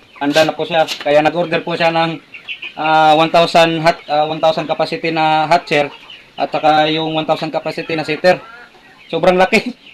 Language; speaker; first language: Filipino; non-native, local second language; Cebuano